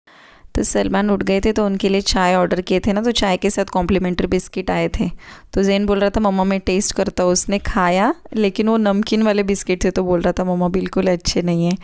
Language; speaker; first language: Hindi; native; Hindi